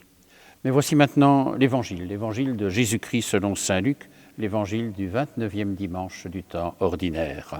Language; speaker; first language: French; native; French